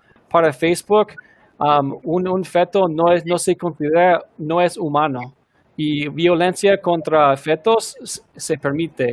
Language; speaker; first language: Spanish; non-native, fluent; English